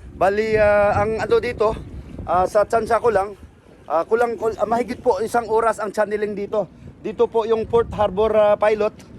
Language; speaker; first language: Filipino; non-native, local second language; Cebuano